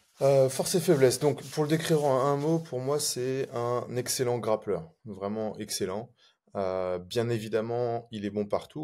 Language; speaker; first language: French; native; French